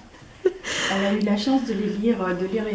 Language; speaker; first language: French; native; French